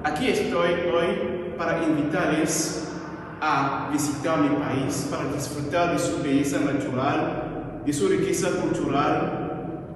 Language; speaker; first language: Spanish; non-native, fluent; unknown